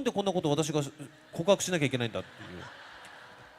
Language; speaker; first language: Japanese; native; Japanese